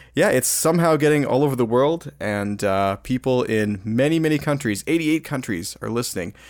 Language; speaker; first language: English; native; English